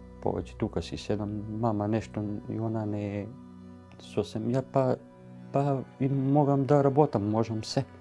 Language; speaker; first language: Macedonian; native; Macedonian